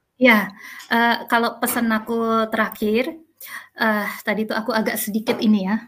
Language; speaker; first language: Indonesian; native; Indonesian